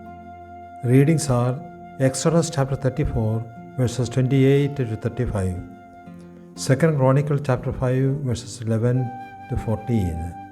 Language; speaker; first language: English; non-native, local second language; Malayalam